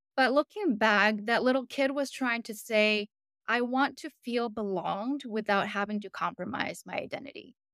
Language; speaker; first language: English; early bilingual, other home language; Korean